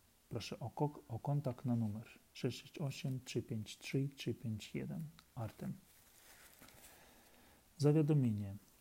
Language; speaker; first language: Polish; non-native, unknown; Ukrainian